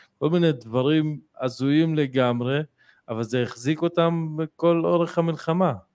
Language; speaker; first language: Hebrew; non-native, local second language; Arabic